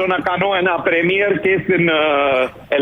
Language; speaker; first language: Greek; non-native, learner; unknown